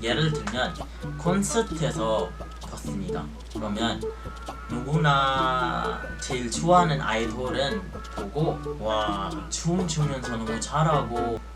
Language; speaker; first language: Korean; non-native, fluent; Filipino